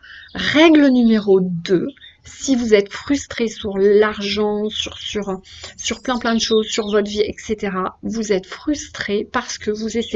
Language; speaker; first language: French; native; French